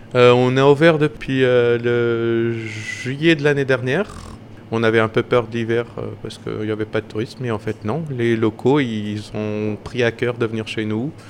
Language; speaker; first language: French; non-native, fluent; Portuguese